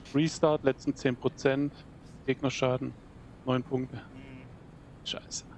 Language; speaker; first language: German; native; German